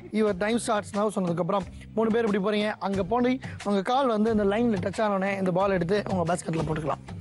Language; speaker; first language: Tamil; native; Tamil